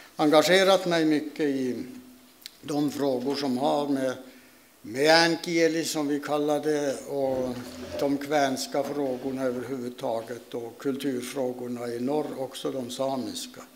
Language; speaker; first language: Swedish; non-native, local second language; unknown